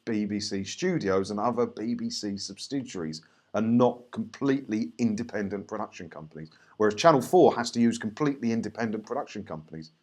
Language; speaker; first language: English; native; English